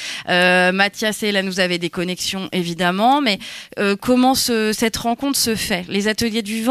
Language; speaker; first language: French; native; French